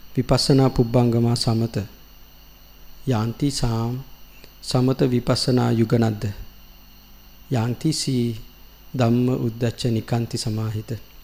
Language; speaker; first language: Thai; non-native, learner; Sinhala